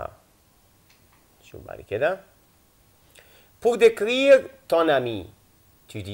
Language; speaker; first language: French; non-native, fluent; Arabic